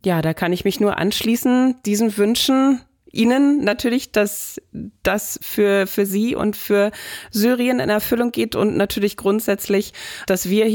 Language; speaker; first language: German; native; German